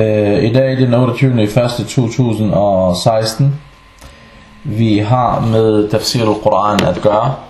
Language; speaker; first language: Danish; non-native, fluent; Arabic